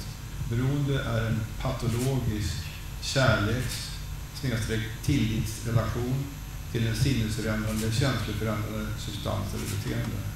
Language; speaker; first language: Swedish; native; Swedish